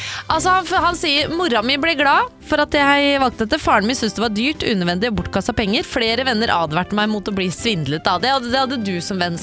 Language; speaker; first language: Norwegian; native; Norwegian